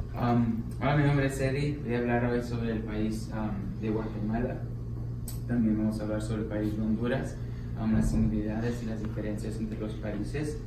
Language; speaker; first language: Spanish; early bilingual, heritage; Spanish